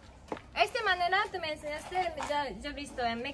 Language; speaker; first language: Spanish; non-native, learner; Japanese